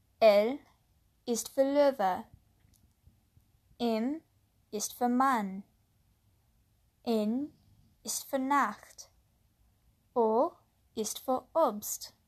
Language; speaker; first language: German; non-native, learner; English